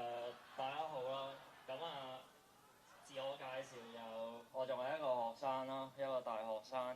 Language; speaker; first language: Cantonese; native; Cantonese